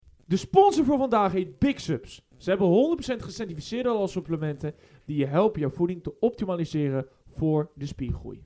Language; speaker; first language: Dutch; native; Dutch